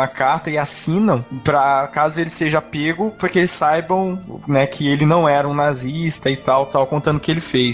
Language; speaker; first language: Portuguese; native; Portuguese